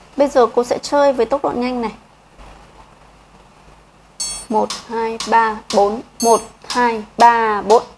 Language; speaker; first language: Vietnamese; native; Vietnamese